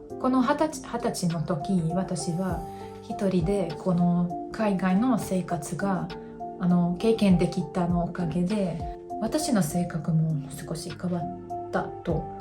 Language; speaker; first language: Japanese; non-native, fluent; Hungarian